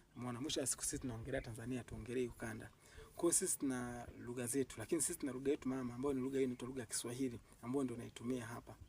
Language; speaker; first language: Swahili; native; Swahili